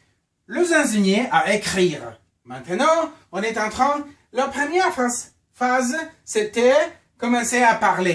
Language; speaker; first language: French; non-native, fluent; Spanish